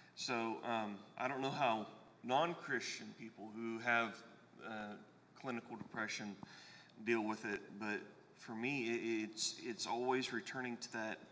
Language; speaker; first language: English; native; English